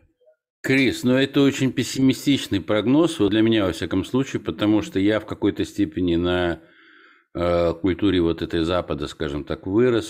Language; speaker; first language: Russian; native; Russian